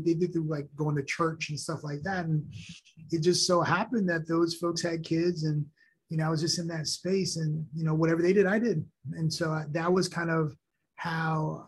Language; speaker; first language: English; early bilingual, other home language; Haitian Creole